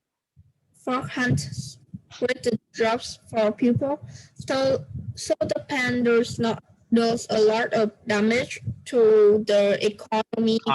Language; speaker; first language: English; non-native, learner; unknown